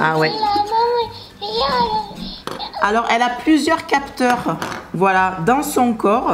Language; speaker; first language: French; native; French